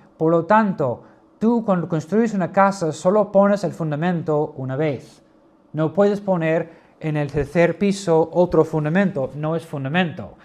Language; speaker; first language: Spanish; non-native, fluent; English